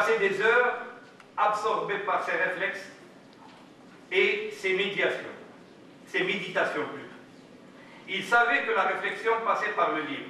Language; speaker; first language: French; non-native, local second language; Arabic